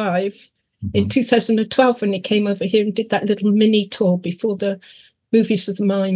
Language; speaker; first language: English; native; English